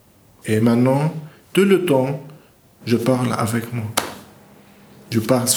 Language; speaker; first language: French; non-native, learner; English